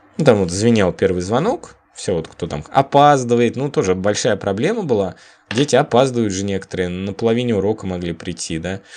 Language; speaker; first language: Russian; native; Russian